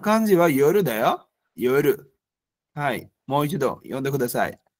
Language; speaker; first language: Japanese; non-native, fluent; Bangla